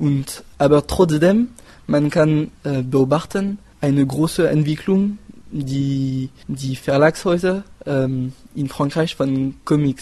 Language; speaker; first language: German; non-native, learner; French